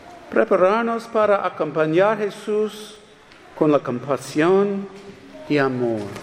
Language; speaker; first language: Spanish; non-native, learner; English